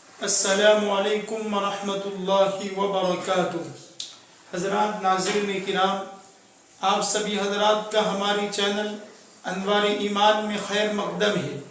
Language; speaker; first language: Urdu; non-native, local second language; Gujarati